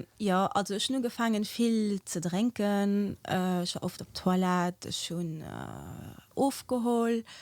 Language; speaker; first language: Luxembourgish; early bilingual, other home language; Portuguese